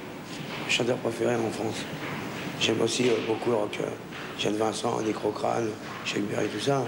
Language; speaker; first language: French; native; French